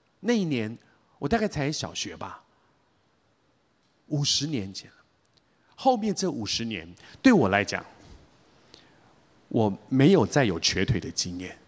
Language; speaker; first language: Chinese; native; Chinese